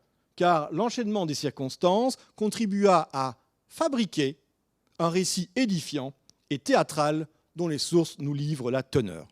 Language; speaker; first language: French; native; French